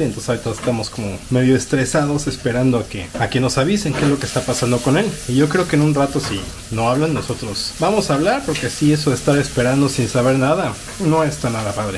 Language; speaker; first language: Spanish; native; Spanish